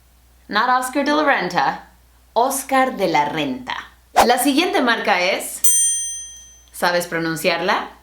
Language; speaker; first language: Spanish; non-native, fluent; English